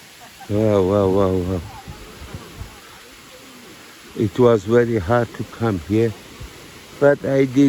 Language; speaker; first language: English; non-native, learner; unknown